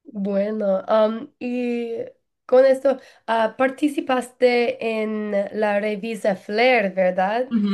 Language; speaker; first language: Spanish; non-native, learner; English